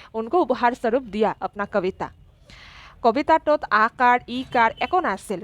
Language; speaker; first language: Hindi; non-native, local second language; Assamese